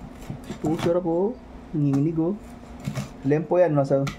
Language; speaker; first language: Filipino; native; Filipino